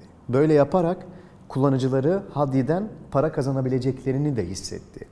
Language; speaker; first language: Turkish; native; Turkish